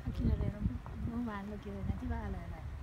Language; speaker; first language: Thai; native; Thai